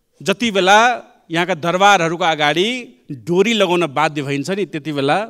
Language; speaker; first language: Nepali; native; Nepali